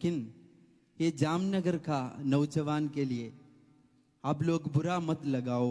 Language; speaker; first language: Hindi; non-native, local second language; Malayalam